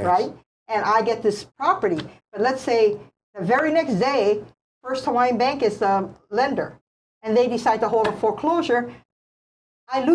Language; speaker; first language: English; native; English